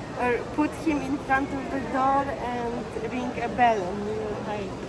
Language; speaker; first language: English; non-native, fluent; Polish